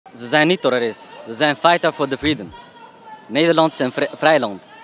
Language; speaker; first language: Dutch; non-native, learner; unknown